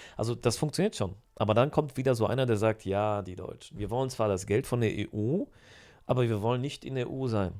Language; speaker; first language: German; native; German